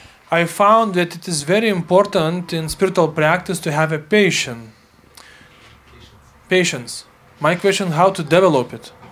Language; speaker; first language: English; non-native, fluent; Lithuanian